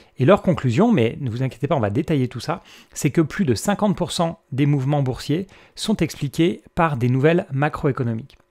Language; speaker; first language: French; native; French